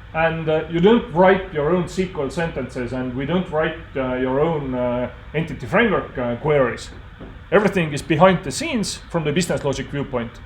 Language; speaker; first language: English; non-native, fluent; Estonian